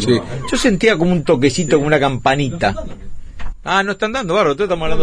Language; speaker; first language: Spanish; native; Spanish